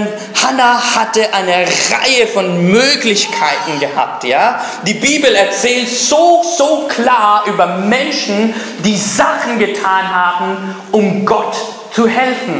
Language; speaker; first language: German; non-native, fluent; English